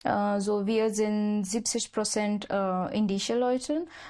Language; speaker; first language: German; non-native, learner; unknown